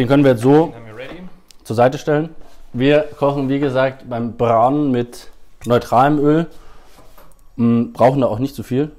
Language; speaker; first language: German; native; German